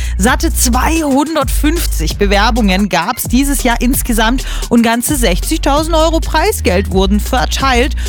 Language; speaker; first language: German; native; German